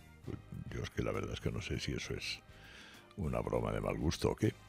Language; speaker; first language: Spanish; native; Spanish